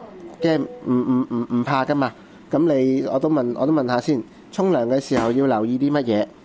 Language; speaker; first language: Cantonese; native; Cantonese